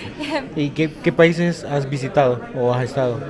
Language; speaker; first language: Spanish; native; Spanish